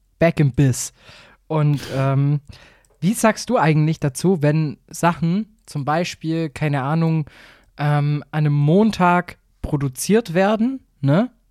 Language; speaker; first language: German; native; German